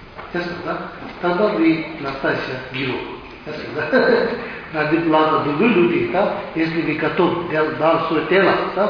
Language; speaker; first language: Russian; non-native, learner; Tibetan